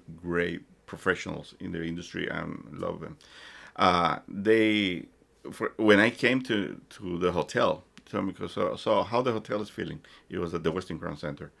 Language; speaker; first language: English; non-native, fluent; Spanish